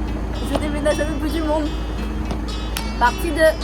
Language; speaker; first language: French; native; French